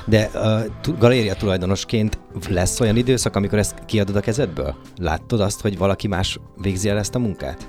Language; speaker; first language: Hungarian; native; Hungarian